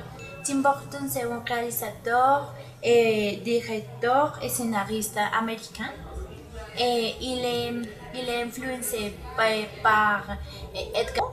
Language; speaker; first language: French; non-native, learner; Spanish